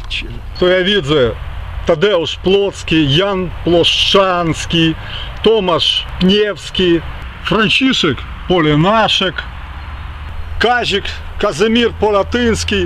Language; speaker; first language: Polish; early bilingual, heritage; Ukrainian